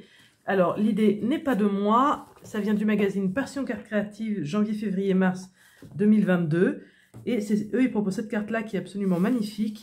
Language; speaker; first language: French; native; French